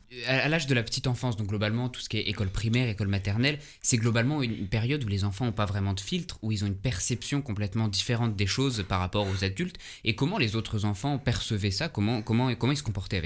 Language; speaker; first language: French; native; French